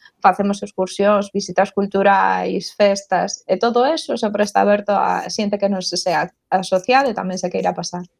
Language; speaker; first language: Galician; non-native, local second language; Spanish